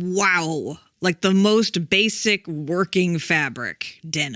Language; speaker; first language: English; native; English